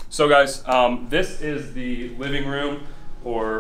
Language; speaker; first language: English; native; English